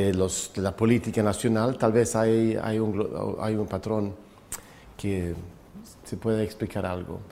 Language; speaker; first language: Spanish; non-native, fluent; Swedish